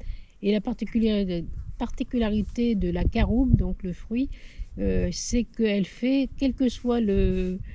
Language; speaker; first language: French; native; French